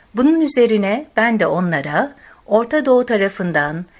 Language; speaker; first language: Turkish; non-native, fluent; Arabic